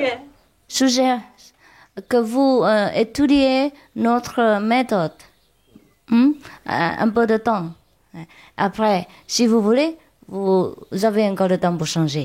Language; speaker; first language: French; non-native, learner; Chinese